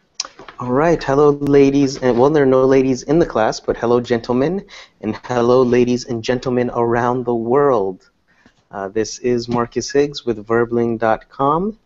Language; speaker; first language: English; non-native, fluent; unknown